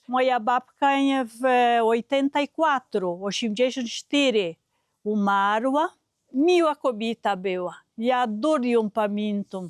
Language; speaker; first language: Polish; early bilingual, heritage; Polish